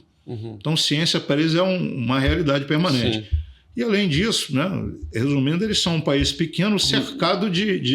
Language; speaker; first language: Portuguese; native; Portuguese